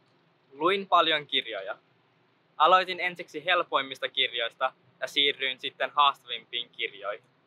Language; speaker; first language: Finnish; early bilingual, other home language; Nepali